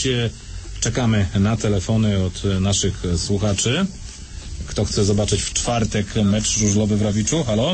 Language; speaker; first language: Polish; native; Polish